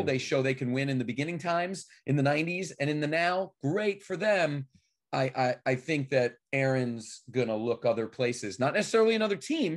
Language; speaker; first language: English; native; English